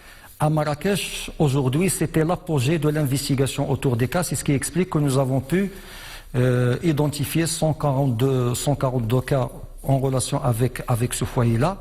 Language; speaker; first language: French; non-native, local second language; Arabic